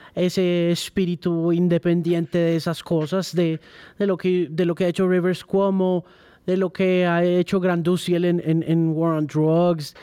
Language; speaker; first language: Spanish; native; Spanish